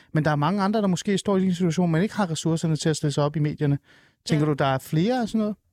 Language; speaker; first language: Danish; early bilingual, other home language; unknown